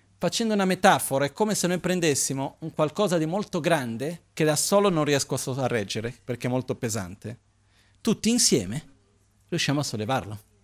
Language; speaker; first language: Italian; non-native, fluent; Portuguese